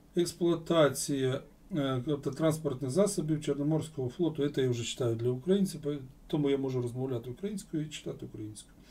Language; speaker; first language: Ukrainian; non-native, local second language; Russian